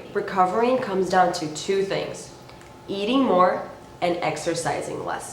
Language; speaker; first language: English; native; English